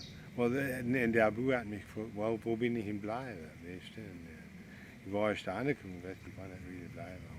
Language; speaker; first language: German; early bilingual, heritage; Pennsylvania German